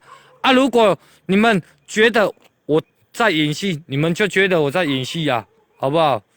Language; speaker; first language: Chinese; native; Chinese